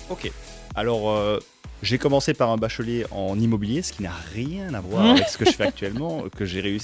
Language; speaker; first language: French; native; French